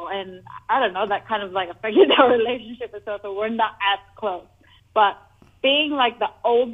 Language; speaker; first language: English; non-native, local second language; Cebuano